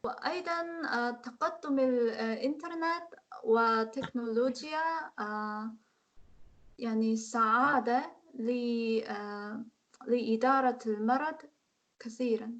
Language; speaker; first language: Arabic; non-native, learner; Korean